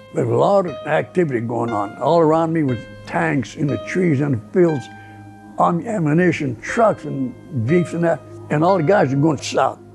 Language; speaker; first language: English; early bilingual, other home language; Italian